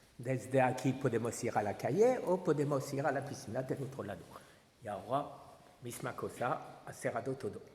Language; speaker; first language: Spanish; non-native, learner; French